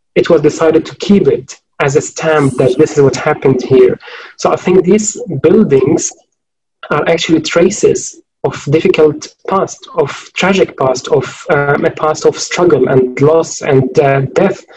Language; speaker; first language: English; non-native, fluent; Arabic